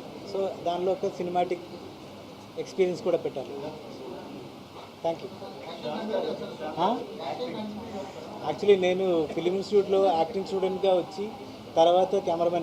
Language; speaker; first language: Telugu; non-native, fluent; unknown